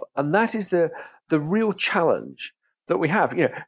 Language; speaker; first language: English; native; English